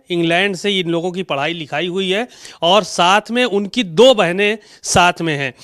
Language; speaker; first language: Hindi; native; Hindi